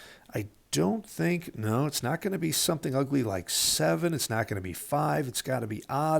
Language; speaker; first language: English; native; English